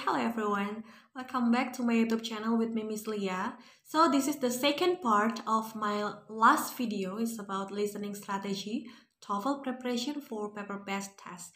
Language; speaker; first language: English; non-native, fluent; Indonesian